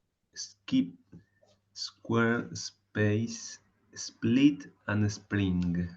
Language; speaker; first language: English; non-native, learner; Spanish